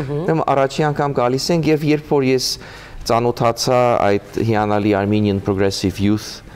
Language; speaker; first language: Armenian; native; Armenian